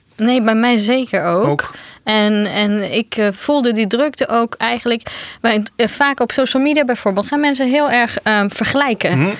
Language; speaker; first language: Dutch; non-native, fluent; Portuguese